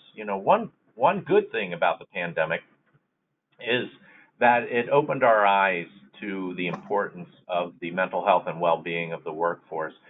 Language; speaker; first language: English; native; English